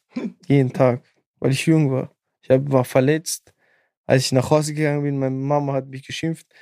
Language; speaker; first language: German; non-native, fluent; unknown